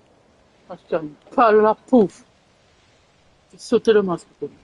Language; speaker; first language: French; native; French